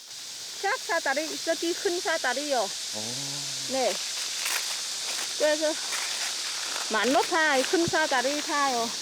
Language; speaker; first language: Korean; non-native, learner; Vietnamese